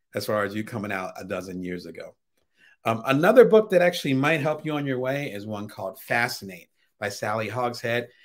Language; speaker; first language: English; native; English